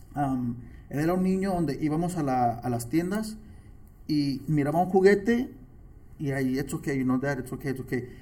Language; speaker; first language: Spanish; early bilingual, heritage; Spanish